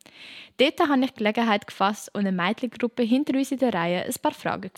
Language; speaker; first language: German; native; German